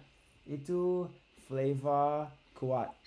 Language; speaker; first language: Indonesian; non-native, learner; English